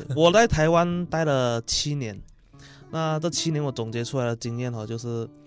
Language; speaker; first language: Chinese; native; Chinese